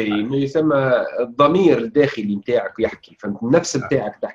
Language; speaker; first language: Arabic; native; Arabic